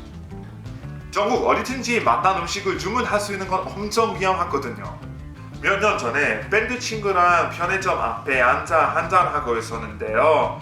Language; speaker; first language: Korean; non-native, fluent; English